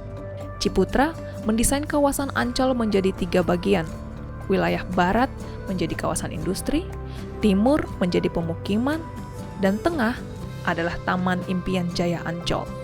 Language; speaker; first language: Indonesian; native; Indonesian